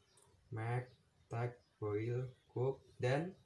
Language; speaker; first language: English; non-native, learner; Indonesian